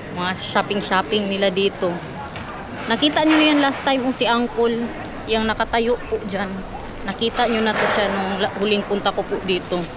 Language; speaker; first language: Filipino; non-native, local second language; Cebuano